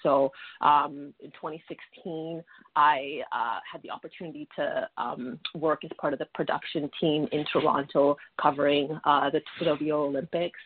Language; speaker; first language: English; native; English